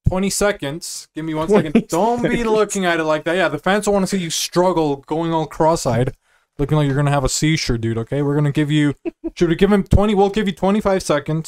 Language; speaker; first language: English; native; English